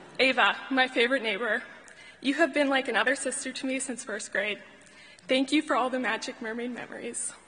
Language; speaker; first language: English; native; English